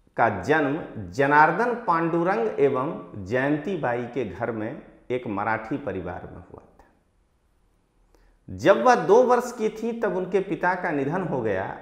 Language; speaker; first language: Hindi; non-native, local second language; Gujarati